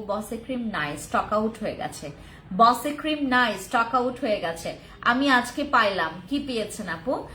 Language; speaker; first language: Bangla; non-native, local second language; Khasi